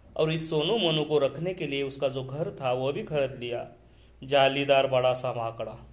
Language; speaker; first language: Hindi; non-native, local second language; Marathi